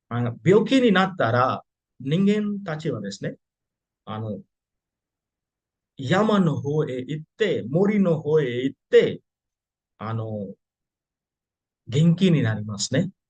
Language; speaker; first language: Japanese; non-native, fluent; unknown